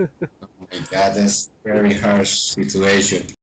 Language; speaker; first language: English; non-native, fluent; Spanish